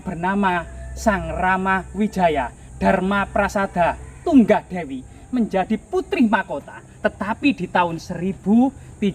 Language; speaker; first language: Indonesian; native; Indonesian